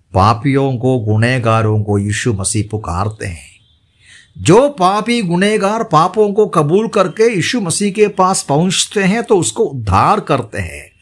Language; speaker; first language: Hindi; non-native, local second language; Malayalam